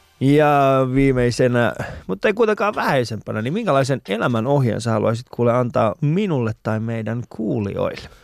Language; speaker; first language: Finnish; early bilingual, other home language; Persian